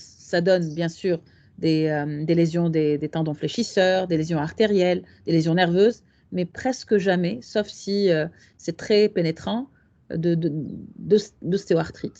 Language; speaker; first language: French; non-native, local second language; Arabic